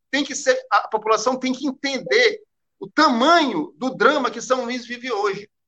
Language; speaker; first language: Portuguese; native; Portuguese